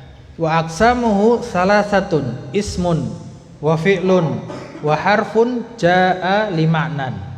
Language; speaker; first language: Arabic; non-native, fluent; Indonesian